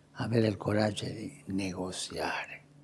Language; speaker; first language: Italian; non-native, fluent; Spanish